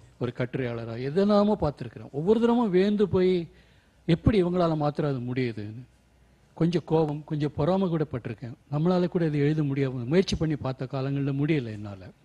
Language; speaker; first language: Tamil; native; Tamil